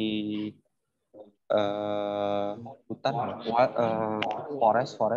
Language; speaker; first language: English; non-native, learner; Indonesian